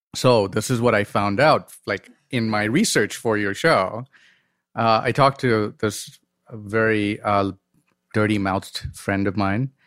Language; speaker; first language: English; non-native, local second language; Tamil